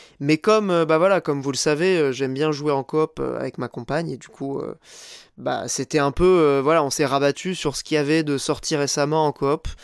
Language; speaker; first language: French; native; French